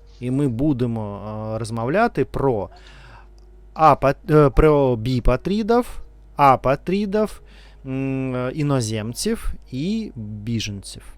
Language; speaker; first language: Ukrainian; non-native, learner; Russian